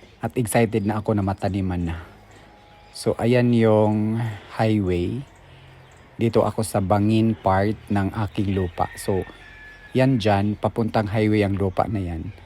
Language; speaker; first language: Filipino; non-native, local second language; Cebuano